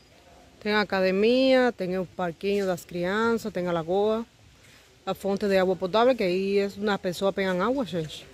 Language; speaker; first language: Portuguese; non-native, fluent; Spanish